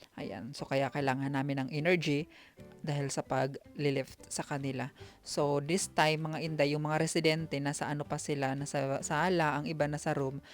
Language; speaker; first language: Filipino; non-native, local second language; Cebuano